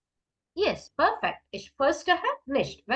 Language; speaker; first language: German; non-native, fluent; Malayalam